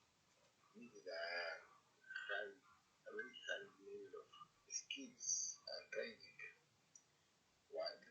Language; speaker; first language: English; non-native, learner; Spanish